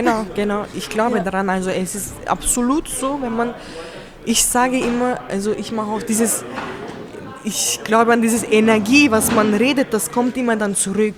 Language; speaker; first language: German; early bilingual, other home language; Turkish